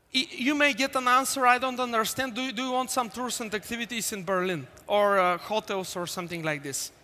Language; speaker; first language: English; non-native, fluent; Bulgarian